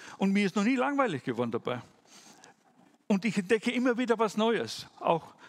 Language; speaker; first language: German; native; German